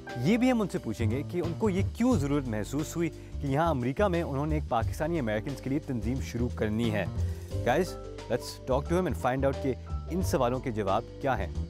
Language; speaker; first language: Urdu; native; Urdu